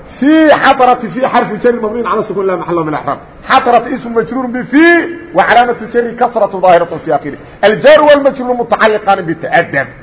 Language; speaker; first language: Arabic; non-native, fluent; Somali